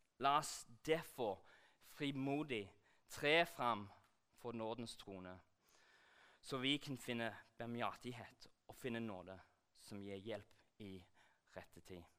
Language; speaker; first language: Norwegian; non-native, fluent; English